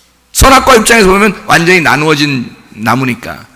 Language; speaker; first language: Korean; native; Korean